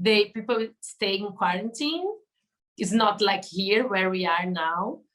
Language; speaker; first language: English; non-native, learner; Portuguese